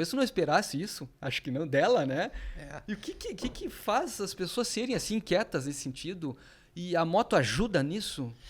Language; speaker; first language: Portuguese; native; Portuguese